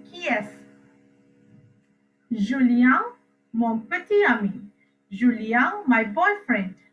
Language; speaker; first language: French; non-native, fluent; Sinhala